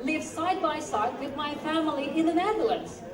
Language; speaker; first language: English; non-native, fluent; Indonesian